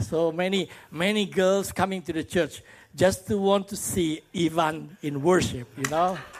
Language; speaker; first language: English; non-native, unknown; Indonesian